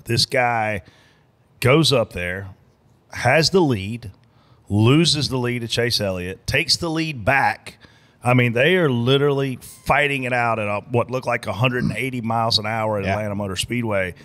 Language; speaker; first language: English; native; English